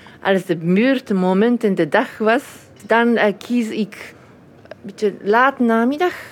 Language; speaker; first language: Dutch; non-native, learner; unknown